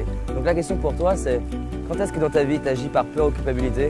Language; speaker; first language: French; native; French